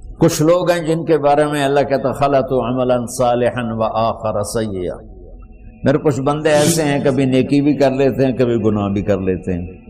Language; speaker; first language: Urdu; non-native, local second language; Punjabi